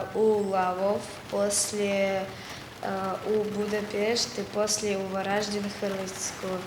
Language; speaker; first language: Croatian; non-native, learner; Ukrainian